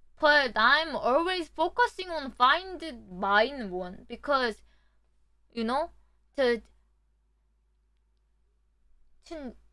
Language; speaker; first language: English; non-native, learner; Korean